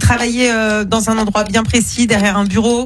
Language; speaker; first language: French; native; French